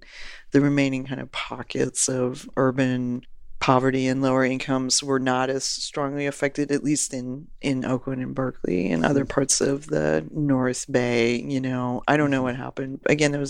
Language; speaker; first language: English; native; English